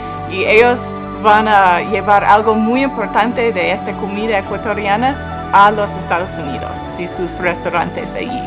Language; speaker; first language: Spanish; non-native, fluent; English